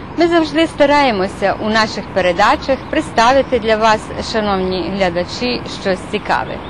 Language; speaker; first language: Ukrainian; early bilingual, heritage; Ukrainian